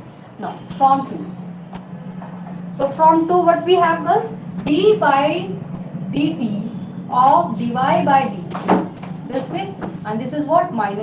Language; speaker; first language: English; non-native, local second language; Hindi